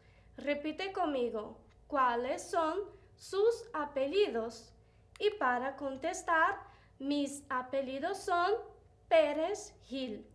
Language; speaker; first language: Spanish; non-native, fluent; Portuguese